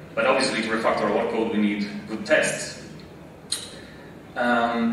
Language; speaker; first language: English; non-native, fluent; Italian